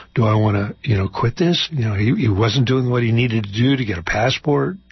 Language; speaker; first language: English; native; English